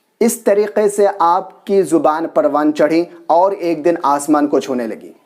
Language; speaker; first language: Urdu; native; Urdu